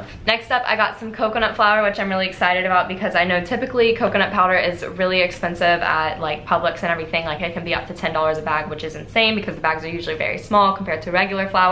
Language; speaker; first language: English; native; English